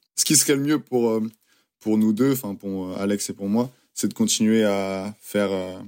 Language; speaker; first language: French; native; French